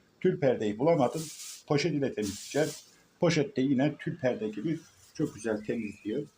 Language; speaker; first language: Turkish; native; Turkish